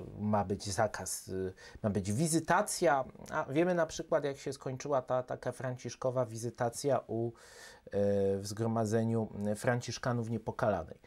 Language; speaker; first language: Polish; native; Polish